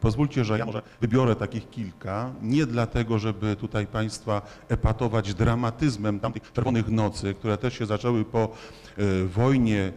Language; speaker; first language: Polish; native; Polish